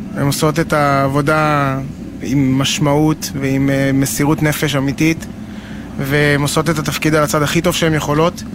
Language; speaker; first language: Hebrew; native; Hebrew